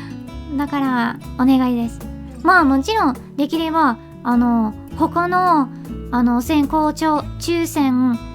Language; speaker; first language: Japanese; non-native, learner; English